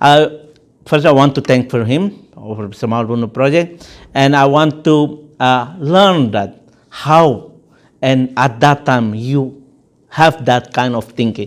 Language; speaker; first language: English; non-native, fluent; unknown